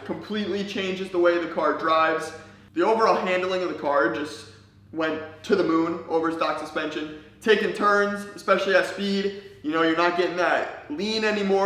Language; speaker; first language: English; native; English